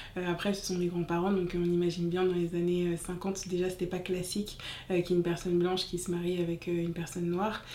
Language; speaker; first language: French; native; French